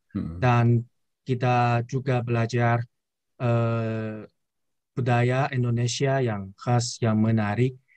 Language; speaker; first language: Indonesian; non-native, learner; Chinese